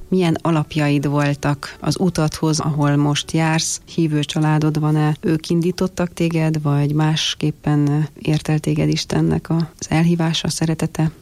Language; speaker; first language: Hungarian; native; Hungarian